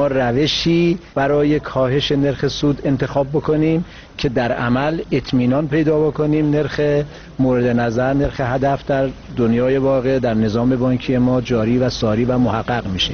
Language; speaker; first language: Persian; native; Persian